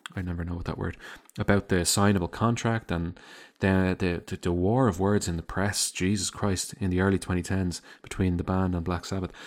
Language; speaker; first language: English; native; English